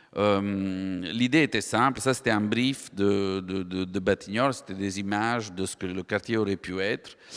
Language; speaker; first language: French; non-native, fluent; Italian